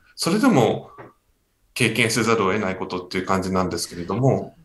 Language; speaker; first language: Japanese; native; Japanese